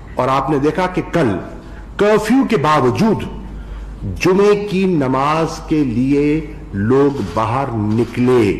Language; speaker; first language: Urdu; native; Urdu